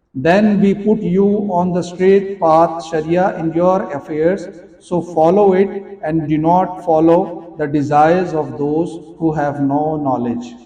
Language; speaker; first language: English; non-native, local second language; Urdu